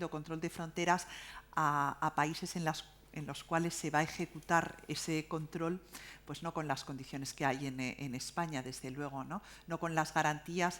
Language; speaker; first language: Spanish; native; Spanish